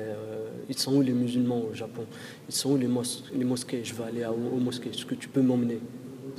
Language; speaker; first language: French; non-native, local second language; Arabic